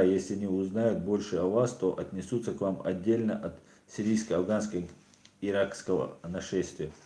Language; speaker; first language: Russian; non-native, local second language; Chechen